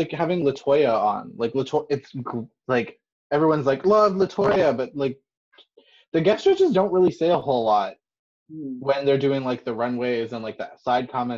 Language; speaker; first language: English; non-native, fluent; French